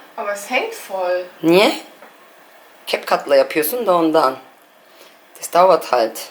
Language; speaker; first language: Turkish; early bilingual, heritage; Turkish